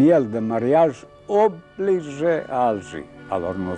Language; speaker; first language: French; non-native, fluent; Serbian